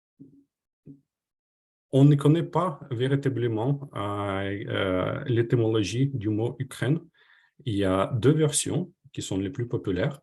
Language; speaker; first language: French; non-native, fluent; Ukrainian